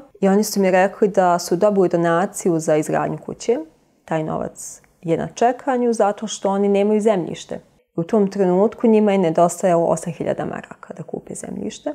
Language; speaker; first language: Bosnian; native; Bosnian